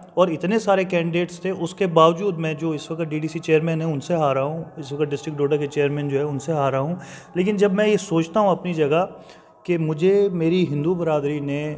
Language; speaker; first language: Hindi; non-native, local second language; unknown